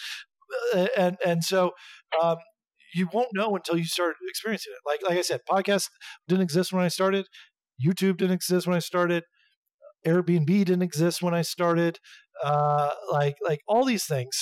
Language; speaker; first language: English; native; English